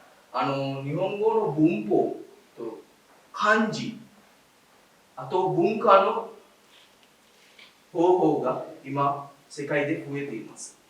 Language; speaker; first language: Japanese; non-native, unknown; Sinhala